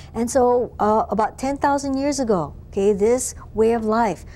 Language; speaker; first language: English; native; English